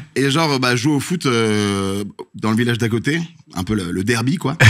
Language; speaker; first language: French; native; French